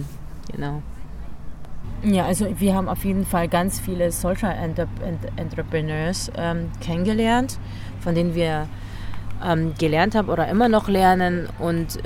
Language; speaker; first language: German; early bilingual, other home language; Filipino